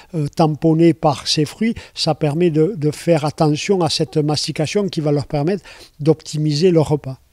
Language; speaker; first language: French; native; French